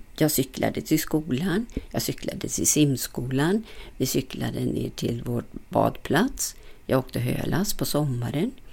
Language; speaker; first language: Swedish; native; Swedish